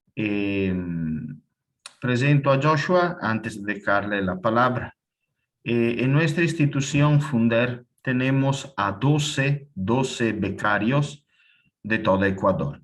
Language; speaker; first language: Spanish; non-native, fluent; Italian